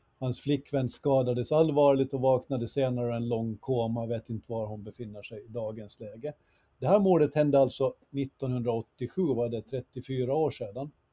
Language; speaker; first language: Swedish; native; Swedish